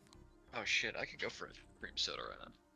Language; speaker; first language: English; native; English